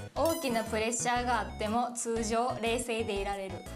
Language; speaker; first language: Japanese; native; Japanese